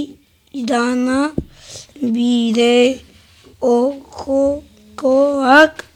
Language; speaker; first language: Basque; non-native, learner; Spanish